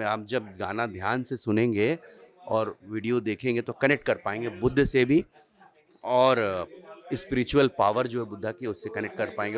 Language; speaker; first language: Hindi; native; Hindi